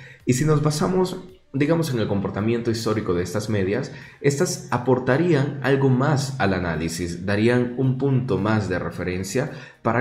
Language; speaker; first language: Spanish; native; Spanish